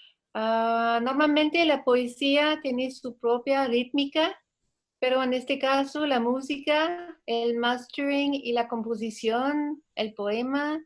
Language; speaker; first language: Spanish; non-native, fluent; French